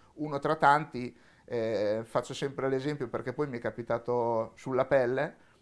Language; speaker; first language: Italian; native; Italian